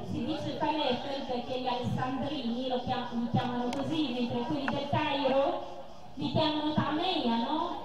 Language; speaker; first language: Italian; early bilingual, other home language; Arabic